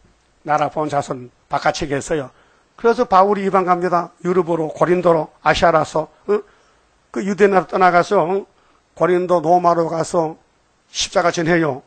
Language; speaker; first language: Korean; native; Korean